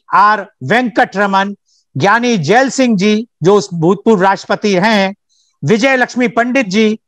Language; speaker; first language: Hindi; native; Hindi